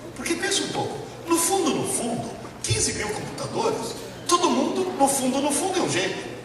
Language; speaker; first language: Portuguese; early bilingual, other home language; Italian